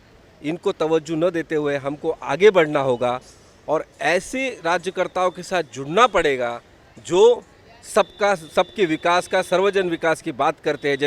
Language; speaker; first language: Hindi; non-native, local second language; Marathi